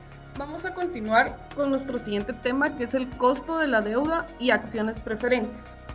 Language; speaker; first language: Spanish; native; Spanish